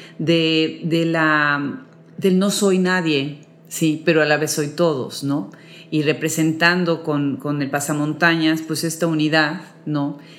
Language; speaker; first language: Spanish; native; Spanish